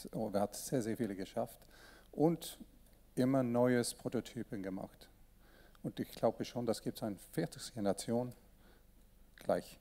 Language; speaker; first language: German; non-native, learner; Swedish